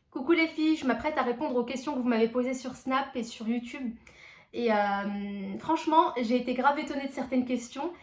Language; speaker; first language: French; early bilingual, other home language; Arabic